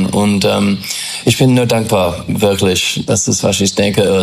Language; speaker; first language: German; non-native, fluent; English